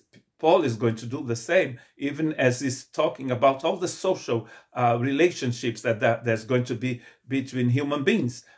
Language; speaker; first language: English; non-native, fluent; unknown